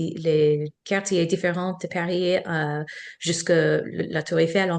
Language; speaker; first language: French; non-native, learner; English